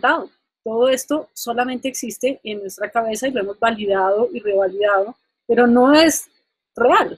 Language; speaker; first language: Spanish; native; Spanish